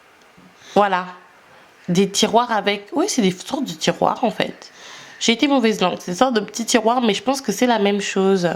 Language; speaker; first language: French; native; French